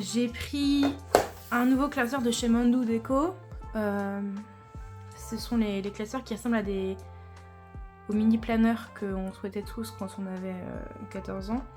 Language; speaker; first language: French; native; French